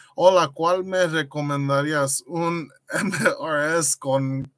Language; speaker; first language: Spanish; early bilingual, other home language; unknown